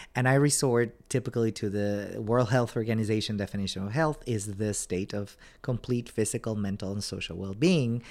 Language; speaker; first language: English; non-native, fluent; Spanish